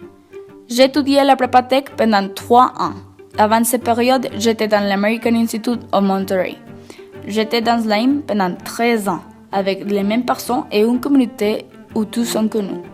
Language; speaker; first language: French; non-native, fluent; Spanish